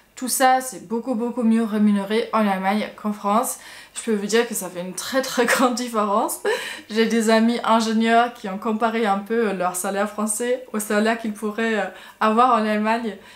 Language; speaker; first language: French; non-native, fluent; German